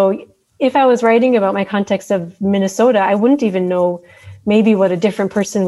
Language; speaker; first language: English; native; English